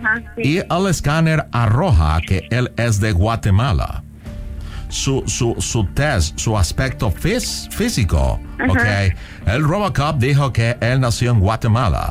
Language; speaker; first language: Spanish; non-native, local second language; English